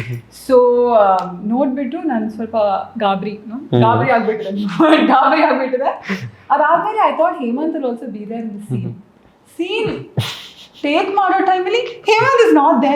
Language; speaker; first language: Kannada; non-native, local second language; Malayalam